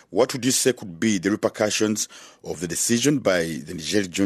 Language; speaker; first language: English; non-native, local second language; Kinyarwanda